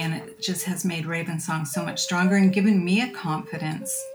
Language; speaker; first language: English; native; English